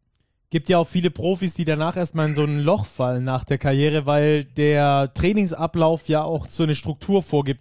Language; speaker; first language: German; native; German